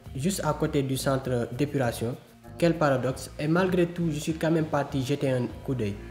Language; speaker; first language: French; non-native, local second language; Wolof